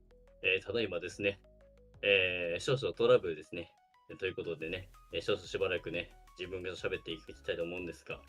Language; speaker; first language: Japanese; native; Japanese